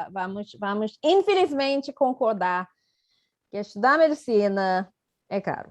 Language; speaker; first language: Portuguese; non-native, fluent; English